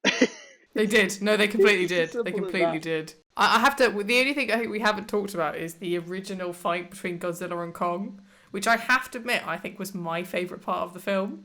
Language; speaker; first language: English; native; English